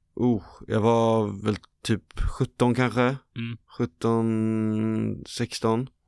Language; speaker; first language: Swedish; native; Swedish